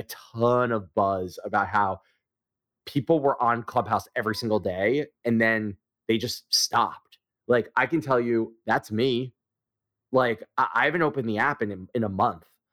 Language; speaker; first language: English; native; English